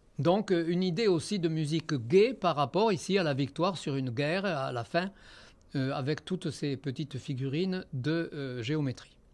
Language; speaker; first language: French; native; French